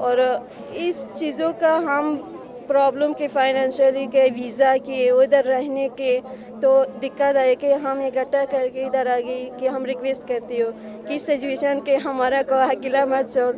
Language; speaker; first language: Hindi; non-native, learner; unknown